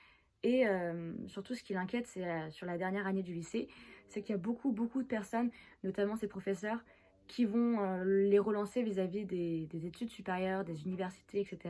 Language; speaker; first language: French; native; French